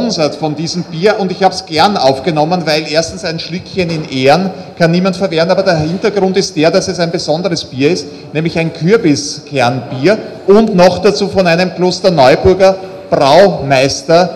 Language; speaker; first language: German; native; German